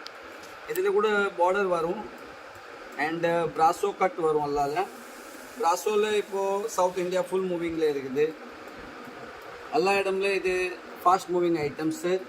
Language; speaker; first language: Tamil; non-native, fluent; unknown